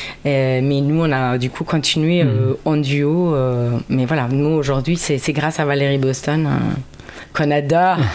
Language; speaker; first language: French; non-native, fluent; German